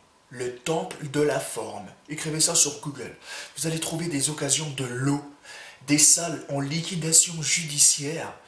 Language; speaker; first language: French; native; French